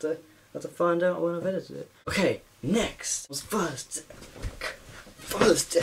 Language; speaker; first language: English; native; English